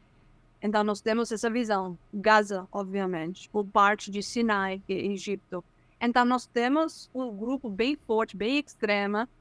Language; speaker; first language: Portuguese; non-native, fluent; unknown